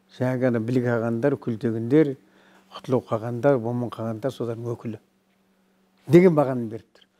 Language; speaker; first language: Kazakh; native; Kazakh